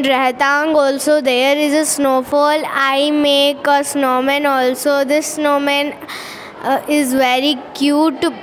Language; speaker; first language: English; non-native, learner; Hindi